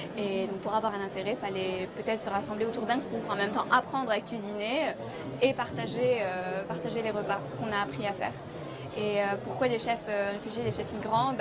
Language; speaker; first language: French; non-native, local second language; Arabic